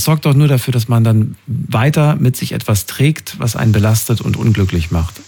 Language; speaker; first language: German; native; German